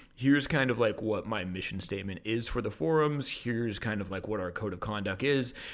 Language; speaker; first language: English; native; English